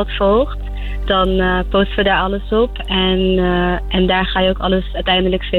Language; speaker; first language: Dutch; early bilingual, other home language; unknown